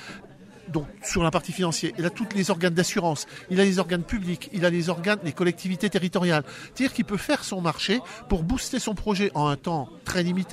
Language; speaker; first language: French; native; French